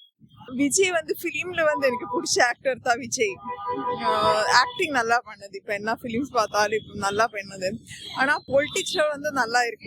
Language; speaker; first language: Tamil; non-native, local second language; Malayalam